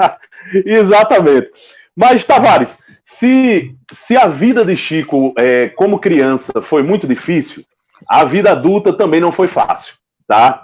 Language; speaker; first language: Portuguese; native; Portuguese